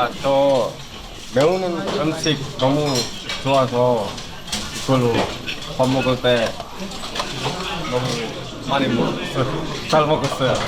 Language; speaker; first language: Korean; non-native, learner; Indonesian